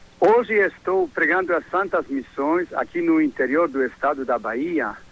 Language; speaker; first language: Portuguese; non-native, fluent; Polish